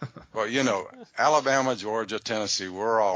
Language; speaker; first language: English; native; English